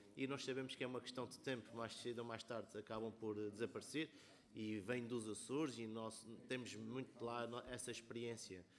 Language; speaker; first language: Portuguese; native; Portuguese